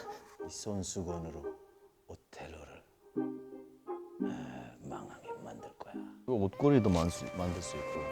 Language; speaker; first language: Korean; non-native, fluent; Hindi